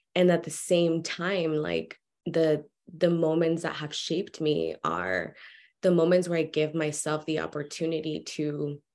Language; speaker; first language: English; early bilingual, other home language; Spanish